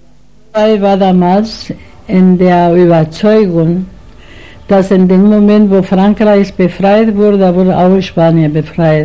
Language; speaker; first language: German; non-native, learner; Spanish